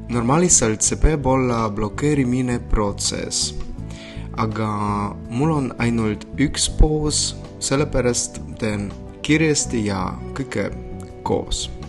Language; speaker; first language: Estonian; non-native, learner; Belarusian